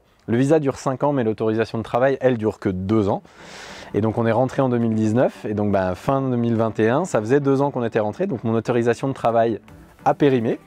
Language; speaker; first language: French; native; French